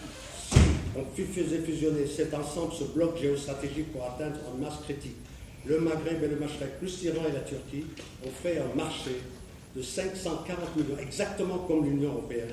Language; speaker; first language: French; native; French